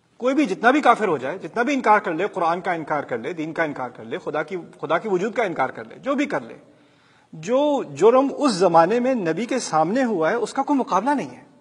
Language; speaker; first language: Urdu; early bilingual, heritage; Urdu